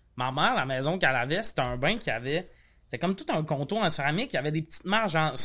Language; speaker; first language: French; native; French